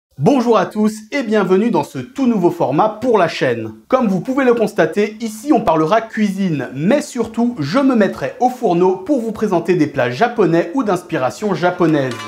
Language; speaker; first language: French; native; French